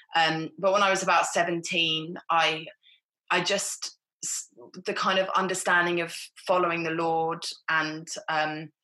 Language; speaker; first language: English; native; English